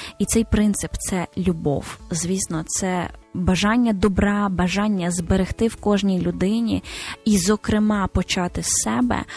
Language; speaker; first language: Ukrainian; native; Ukrainian